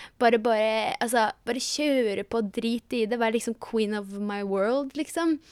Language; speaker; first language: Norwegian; early bilingual, other home language; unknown